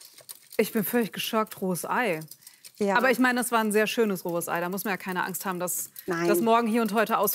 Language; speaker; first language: German; native; German